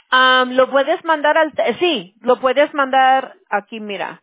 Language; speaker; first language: Spanish; early bilingual, heritage; Spanish